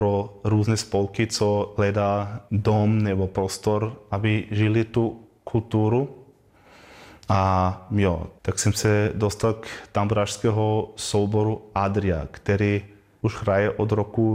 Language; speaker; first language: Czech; non-native, fluent; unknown